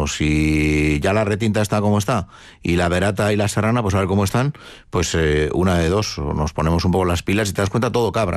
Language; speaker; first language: Spanish; native; Spanish